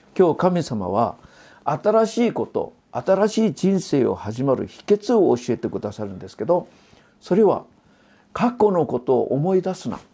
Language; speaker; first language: Japanese; non-native, fluent; Korean